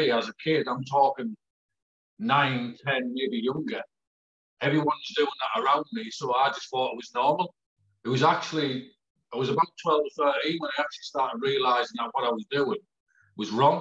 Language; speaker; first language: English; native; English